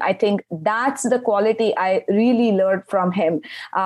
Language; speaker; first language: English; non-native, local second language; Marathi